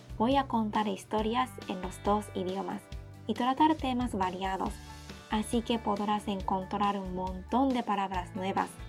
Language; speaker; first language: Spanish; non-native, fluent; Japanese